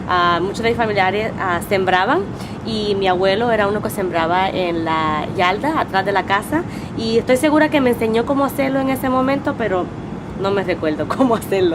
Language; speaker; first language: Spanish; early bilingual, heritage; Spanish